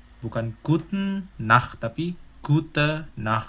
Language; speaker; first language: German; non-native, fluent; Indonesian